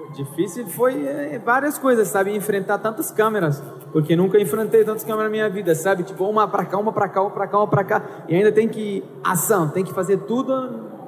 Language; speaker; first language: Portuguese; non-native, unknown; Arabic